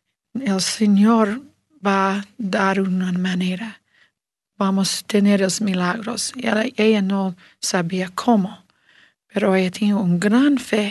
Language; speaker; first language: Spanish; non-native, learner; English